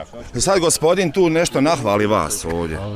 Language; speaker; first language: Croatian; native; Croatian